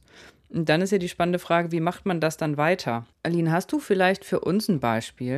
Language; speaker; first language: German; native; German